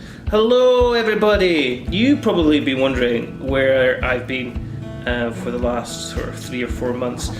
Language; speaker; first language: English; native; English